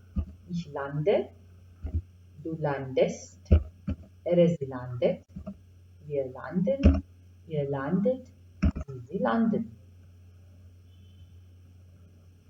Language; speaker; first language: German; non-native, fluent; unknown